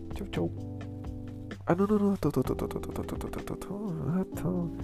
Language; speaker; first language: French; non-native, learner; Spanish